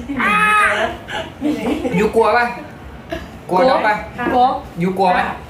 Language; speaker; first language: Chinese; non-native, learner; Thai